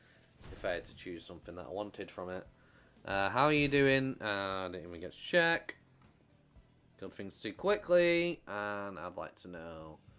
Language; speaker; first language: English; native; English